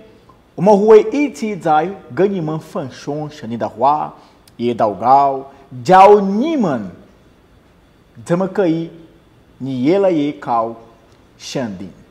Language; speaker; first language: Chinese; non-native, learner; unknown